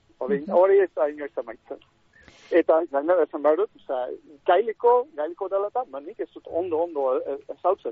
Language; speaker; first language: Basque; non-native, fluent; English